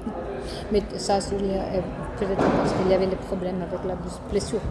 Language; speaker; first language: French; non-native, fluent; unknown